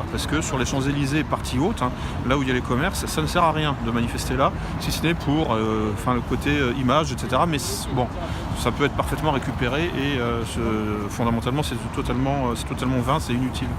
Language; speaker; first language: French; native; French